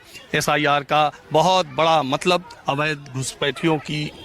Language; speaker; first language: Hindi; native; Hindi